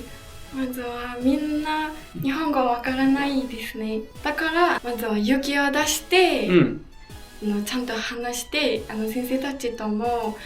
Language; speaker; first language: Japanese; non-native, fluent; Mongolian